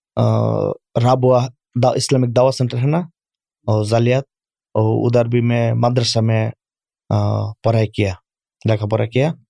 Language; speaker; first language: Urdu; non-native, learner; Bangla